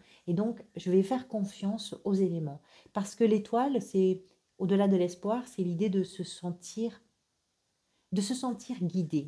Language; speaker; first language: French; native; French